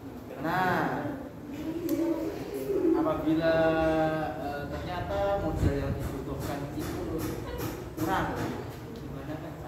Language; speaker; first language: Indonesian; native; Indonesian